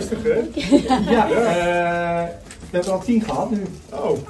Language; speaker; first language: Dutch; native; Dutch